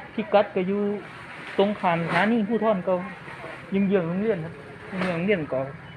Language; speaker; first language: Thai; native; Thai